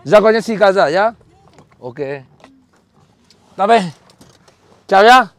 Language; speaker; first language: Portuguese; non-native, learner; Vietnamese